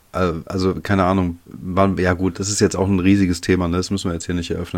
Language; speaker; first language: German; native; German